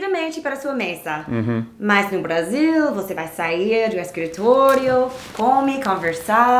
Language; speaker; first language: Portuguese; non-native, learner; English